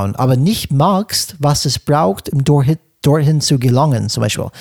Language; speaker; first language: German; non-native, fluent; English